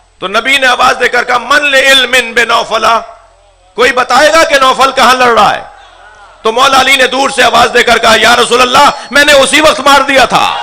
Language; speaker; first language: Urdu; non-native, local second language; Sindhi